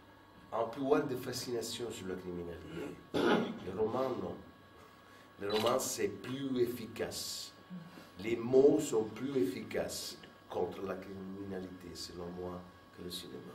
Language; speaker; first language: French; non-native, fluent; Italian